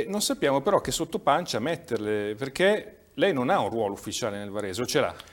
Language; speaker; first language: Italian; native; Italian